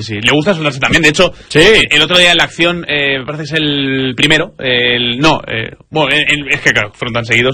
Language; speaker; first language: Spanish; native; Spanish